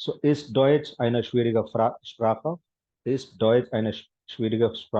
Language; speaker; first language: German; non-native, fluent; Hindi